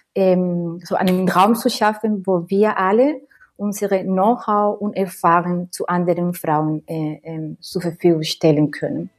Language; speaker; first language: German; non-native, fluent; Spanish